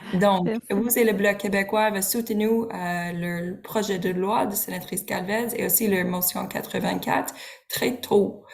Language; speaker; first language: French; non-native, learner; English